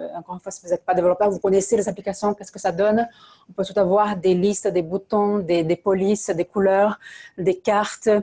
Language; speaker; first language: French; non-native, fluent; Portuguese